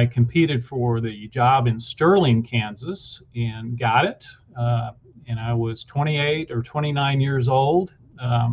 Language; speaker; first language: English; native; English